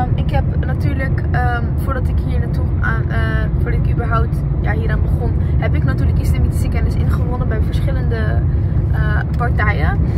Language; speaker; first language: Dutch; early bilingual, other home language; Arabic